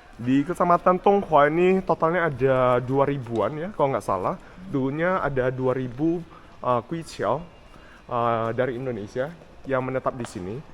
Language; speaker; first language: Indonesian; non-native, fluent; Chinese